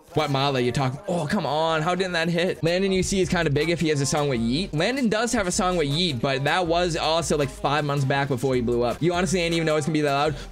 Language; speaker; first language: English; native; English